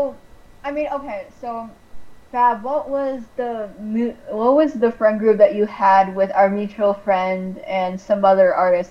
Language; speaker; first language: English; native; English